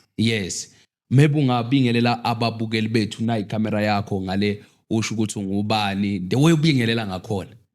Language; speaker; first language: Zulu; native; Zulu